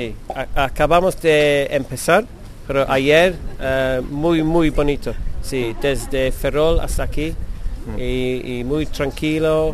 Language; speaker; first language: Spanish; non-native, learner; English